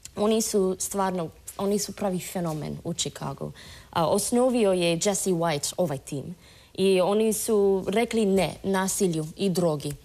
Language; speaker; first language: Croatian; non-native, fluent; English